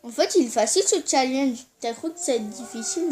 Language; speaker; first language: French; native; French